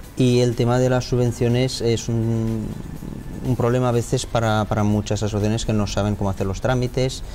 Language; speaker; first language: Spanish; non-native, fluent; Romanian